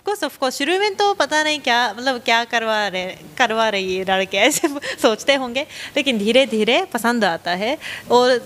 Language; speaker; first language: Hindi; non-native, fluent; Japanese